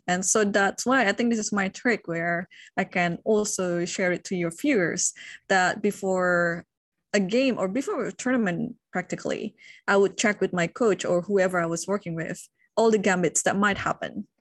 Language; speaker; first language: English; non-native, fluent; Indonesian